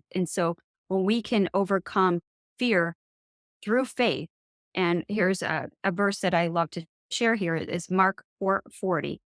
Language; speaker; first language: English; native; English